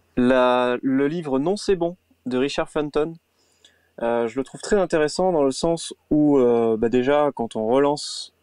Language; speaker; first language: French; native; French